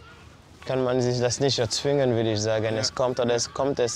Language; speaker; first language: German; non-native, fluent; French